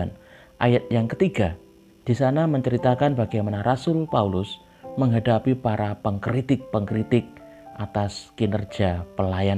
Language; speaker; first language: Indonesian; native; Indonesian